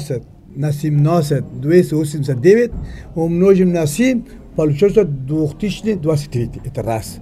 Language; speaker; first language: Russian; non-native, learner; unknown